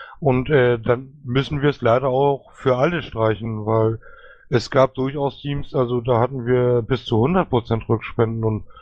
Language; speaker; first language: German; native; German